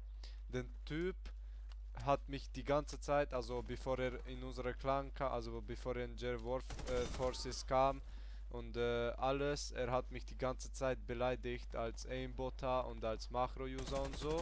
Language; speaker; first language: German; early bilingual, other home language; Hungarian